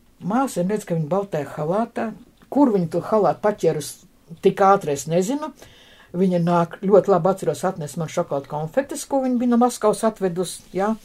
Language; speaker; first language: Latvian; non-native, local second language; Russian